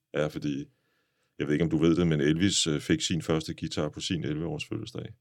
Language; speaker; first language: Danish; native; Danish